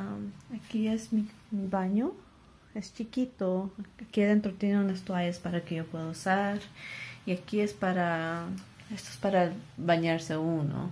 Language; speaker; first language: Spanish; early bilingual, heritage; Spanish